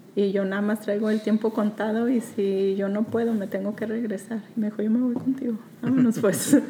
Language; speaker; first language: Spanish; native; Spanish